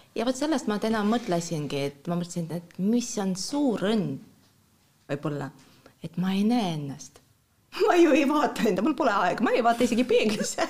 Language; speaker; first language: Estonian; non-native, fluent; Russian